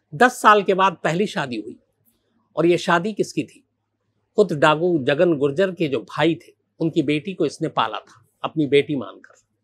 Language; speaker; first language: Hindi; native; Hindi